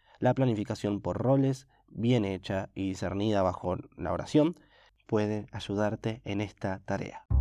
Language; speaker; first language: Spanish; native; Spanish